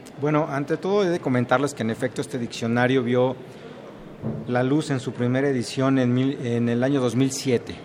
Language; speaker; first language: Spanish; native; Spanish